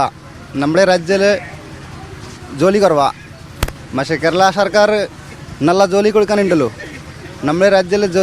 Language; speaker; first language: Malayalam; non-native, learner; Bangla